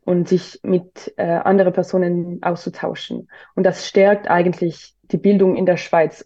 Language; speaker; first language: German; non-native, local second language; French